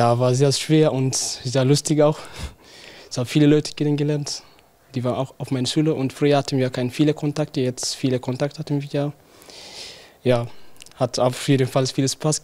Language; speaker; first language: German; non-native, learner; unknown